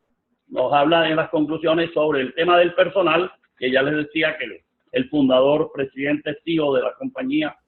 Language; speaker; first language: Spanish; native; Spanish